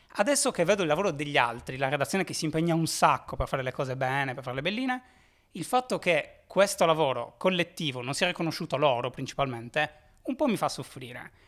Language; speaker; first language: Italian; native; Italian